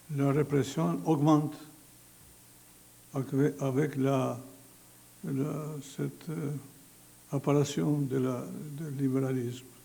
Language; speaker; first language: French; non-native, fluent; Albanian